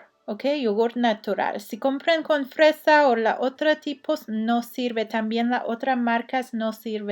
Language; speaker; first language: Spanish; non-native, learner; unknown